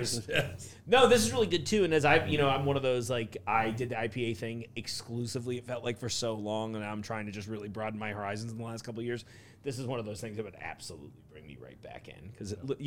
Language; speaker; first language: English; native; English